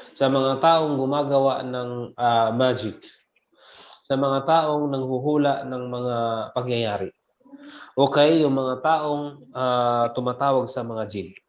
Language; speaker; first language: Filipino; non-native, local second language; Cebuano